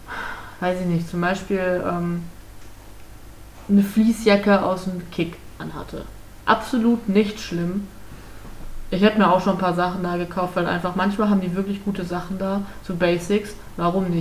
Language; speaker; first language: German; native; German